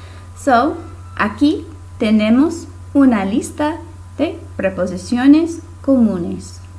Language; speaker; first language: Spanish; non-native, fluent; English